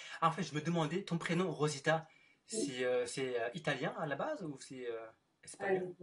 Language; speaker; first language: French; non-native, fluent; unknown